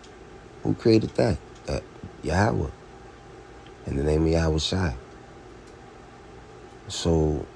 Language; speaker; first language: English; native; English